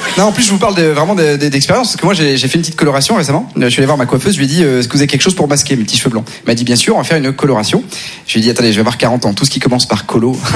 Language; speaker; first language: French; native; French